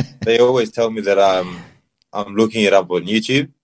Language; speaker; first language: English; early bilingual, other home language; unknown